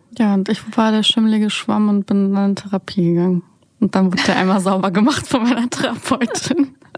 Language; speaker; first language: German; early bilingual, other home language; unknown